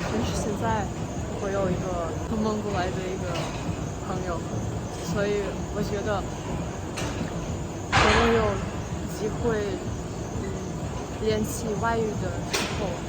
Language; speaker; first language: Chinese; non-native, fluent; Russian